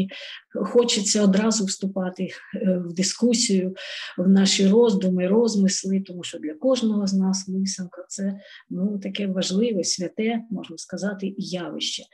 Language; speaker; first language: Ukrainian; native; Ukrainian